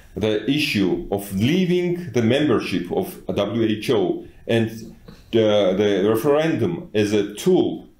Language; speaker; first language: English; non-native, fluent; Georgian